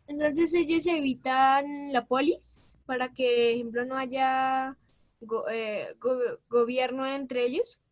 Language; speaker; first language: Spanish; native; Spanish